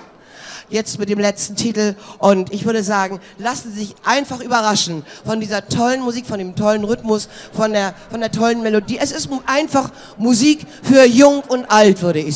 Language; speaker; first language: German; native; German